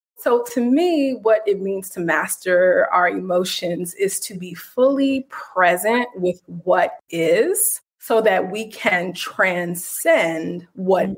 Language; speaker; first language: English; native; English